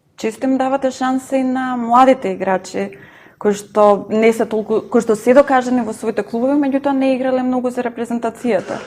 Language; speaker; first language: Macedonian; native; Macedonian